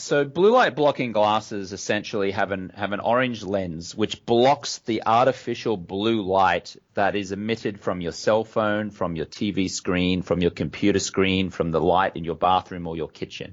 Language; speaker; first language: English; native; English